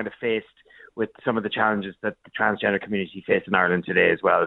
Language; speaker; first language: English; native; English